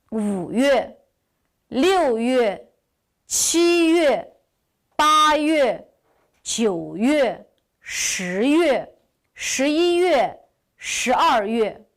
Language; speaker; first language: Chinese; non-native, local second language; Uyghur